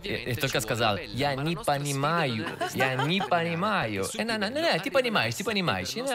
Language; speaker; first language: Russian; non-native, learner; Italian